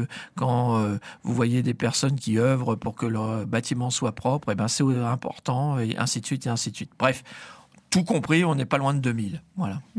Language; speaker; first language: French; native; French